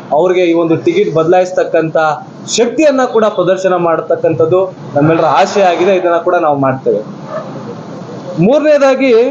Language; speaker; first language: Kannada; non-native, local second language; Lambadi